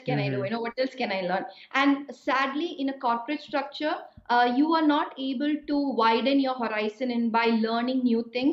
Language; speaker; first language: English; non-native, local second language; Malayalam